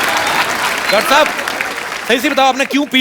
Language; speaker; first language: Hindi; native; Hindi